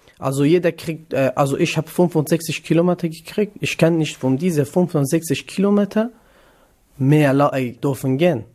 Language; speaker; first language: German; non-native, learner; Kurdish